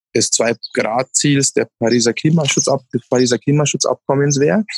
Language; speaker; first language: German; native; German